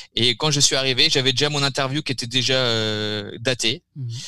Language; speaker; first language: French; native; French